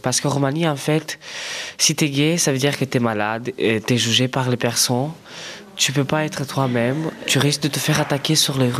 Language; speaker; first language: French; non-native, fluent; Romanian